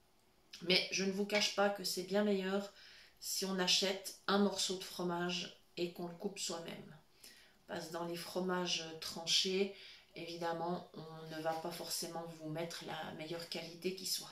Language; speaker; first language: French; native; French